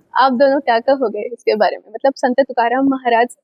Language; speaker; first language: Hindi; non-native, local second language; Marathi